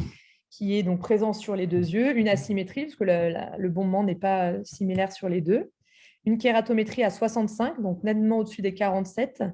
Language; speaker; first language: French; native; French